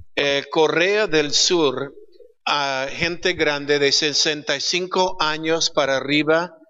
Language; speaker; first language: Spanish; non-native, fluent; English